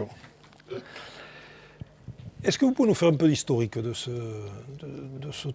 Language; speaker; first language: French; native; French